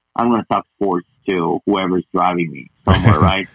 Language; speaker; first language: English; non-native, fluent; Spanish